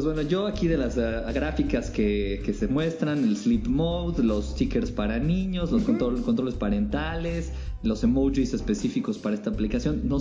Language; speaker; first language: Spanish; native; Spanish